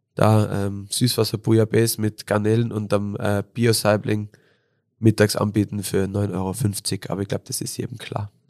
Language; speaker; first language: German; native; German